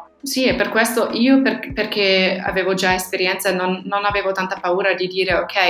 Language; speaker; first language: Italian; non-native, fluent; German